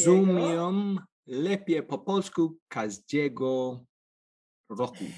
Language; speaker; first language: Polish; non-native, learner; English